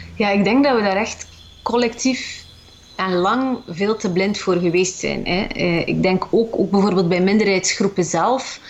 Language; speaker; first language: Dutch; early bilingual, other home language; Arabic